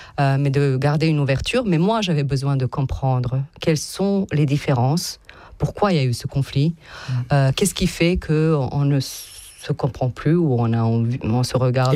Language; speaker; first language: French; non-native, fluent; Serbian